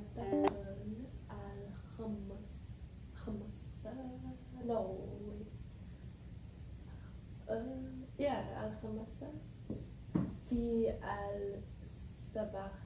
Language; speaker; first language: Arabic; non-native, learner; English